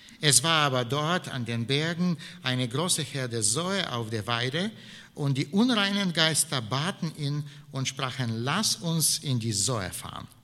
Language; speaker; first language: German; non-native, fluent; Bulgarian